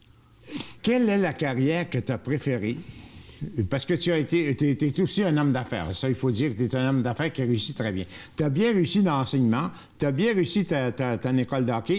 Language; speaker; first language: French; native; French